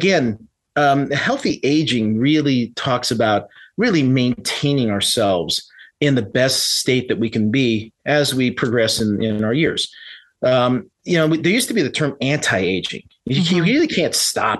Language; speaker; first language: English; native; English